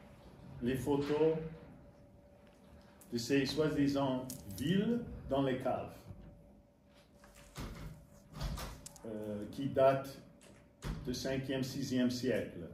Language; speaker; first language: French; non-native, fluent; English